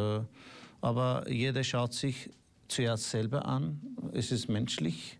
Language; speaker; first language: German; non-native, fluent; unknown